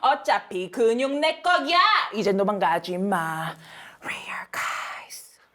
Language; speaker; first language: Korean; native; Korean